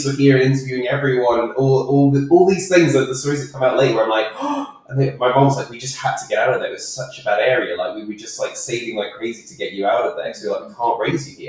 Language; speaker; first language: English; native; English